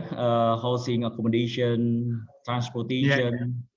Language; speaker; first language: English; non-native, learner; Indonesian